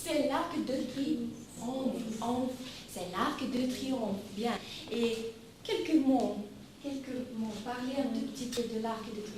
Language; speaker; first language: French; non-native, fluent; Russian